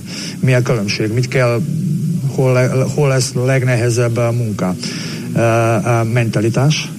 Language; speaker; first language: Hungarian; non-native, learner; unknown